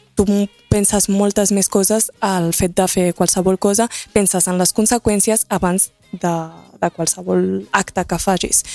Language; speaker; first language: Catalan; early bilingual, other home language; Arabic